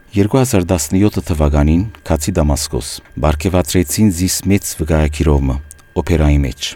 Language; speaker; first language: Armenian; native; Armenian